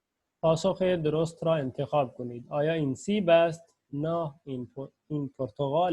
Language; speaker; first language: Persian; non-native, fluent; Urdu